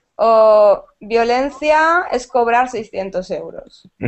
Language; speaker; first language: Spanish; native; Spanish